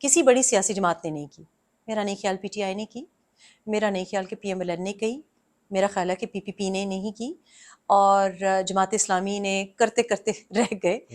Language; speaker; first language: Urdu; non-native, local second language; Pashto